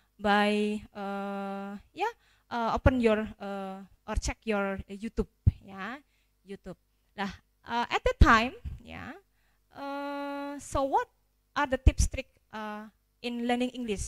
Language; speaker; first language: English; non-native, fluent; Indonesian